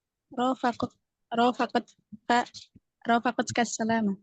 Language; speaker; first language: Arabic; non-native, learner; Indonesian